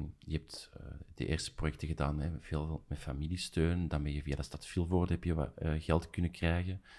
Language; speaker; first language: Dutch; native; Dutch